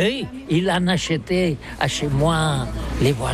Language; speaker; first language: French; non-native, local second language; Catalan